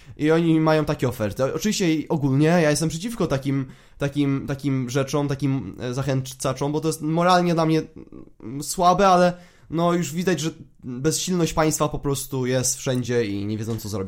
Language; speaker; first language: Polish; native; Polish